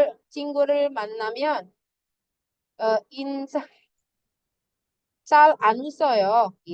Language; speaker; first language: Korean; non-native, fluent; Indonesian